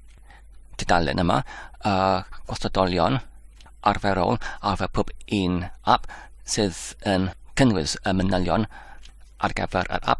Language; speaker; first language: Welsh; non-native, learner; Polish